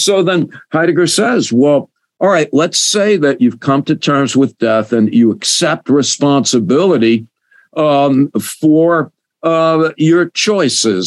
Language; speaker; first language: English; native; English